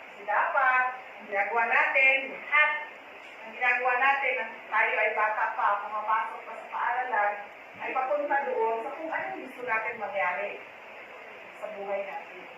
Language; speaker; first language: Filipino; non-native, local second language; Bikol